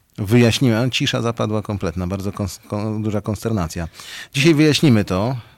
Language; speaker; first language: Polish; native; Polish